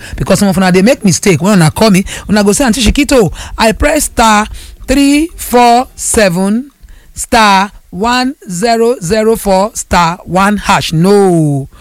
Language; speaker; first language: Nigerian Pidgin; non-native, local second language; Yoruba